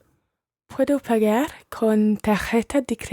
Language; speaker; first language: Spanish; non-native, learner; English